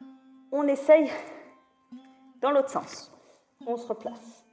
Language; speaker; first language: French; native; French